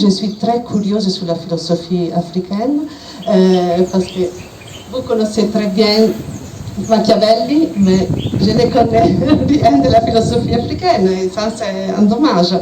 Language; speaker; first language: French; non-native, learner; Italian